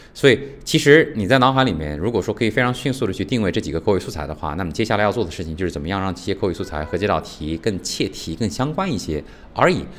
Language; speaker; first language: Chinese; native; Chinese